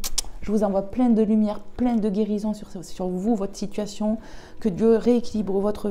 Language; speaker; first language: French; native; French